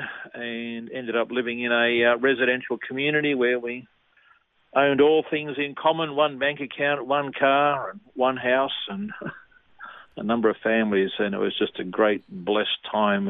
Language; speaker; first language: English; native; English